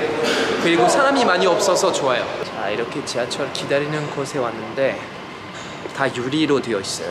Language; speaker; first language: Korean; non-native, fluent; French